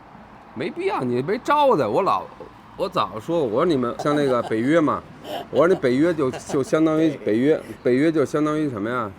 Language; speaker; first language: Chinese; native; Chinese